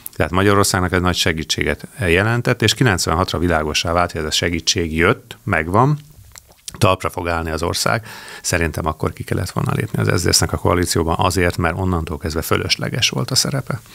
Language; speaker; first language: Hungarian; native; Hungarian